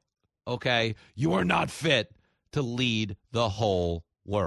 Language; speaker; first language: English; native; English